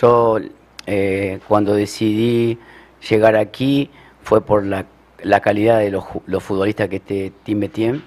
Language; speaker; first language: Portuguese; non-native, learner; Spanish